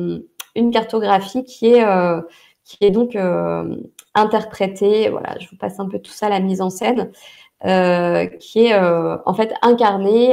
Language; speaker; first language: French; native; French